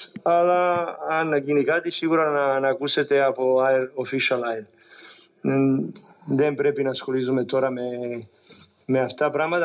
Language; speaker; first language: Greek; non-native, learner; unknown